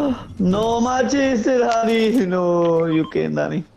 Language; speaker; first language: English; non-native, learner; Spanish